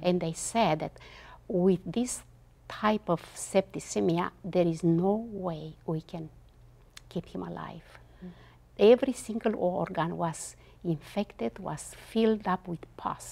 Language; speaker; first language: English; non-native, fluent; Romanian